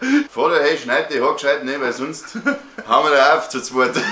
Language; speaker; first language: German; native; German